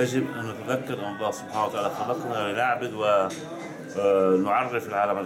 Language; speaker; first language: Arabic; native; Arabic